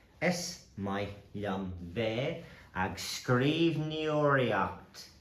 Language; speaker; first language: Irish; non-native, local second language; English